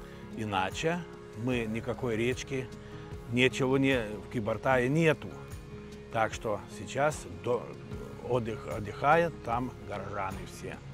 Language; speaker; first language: Russian; non-native, local second language; Lithuanian